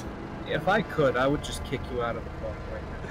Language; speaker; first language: English; native; English